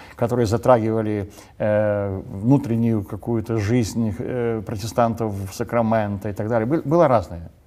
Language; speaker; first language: Russian; non-native, local second language; Ukrainian